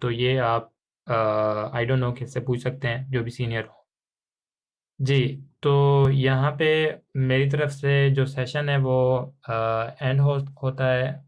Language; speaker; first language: Urdu; non-native, local second language; Punjabi